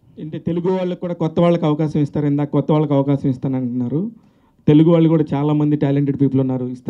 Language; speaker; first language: Telugu; native; Telugu